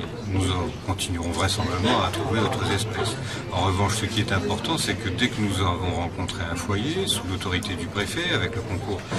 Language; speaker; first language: French; native; French